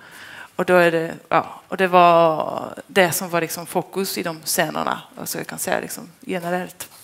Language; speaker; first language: Swedish; non-native, fluent; Polish